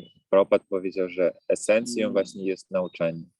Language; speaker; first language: Polish; native; Polish